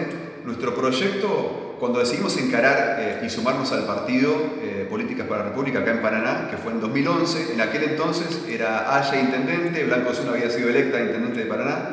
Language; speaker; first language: Spanish; native; Spanish